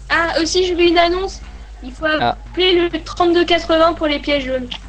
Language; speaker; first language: French; native; French